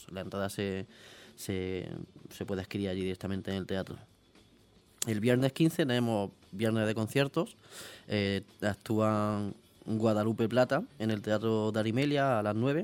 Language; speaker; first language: Spanish; native; Spanish